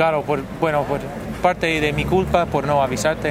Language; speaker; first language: Spanish; non-native, fluent; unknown